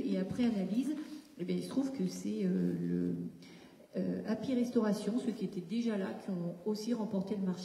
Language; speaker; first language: French; native; French